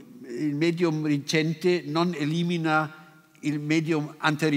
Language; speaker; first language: Italian; non-native, fluent; German